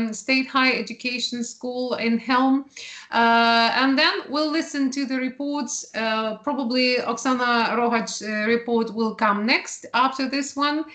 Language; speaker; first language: English; non-native, fluent; Ukrainian